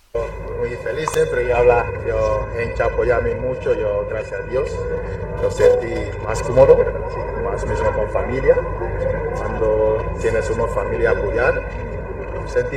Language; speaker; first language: Spanish; non-native, learner; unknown